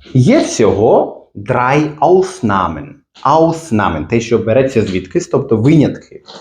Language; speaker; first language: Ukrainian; native; Ukrainian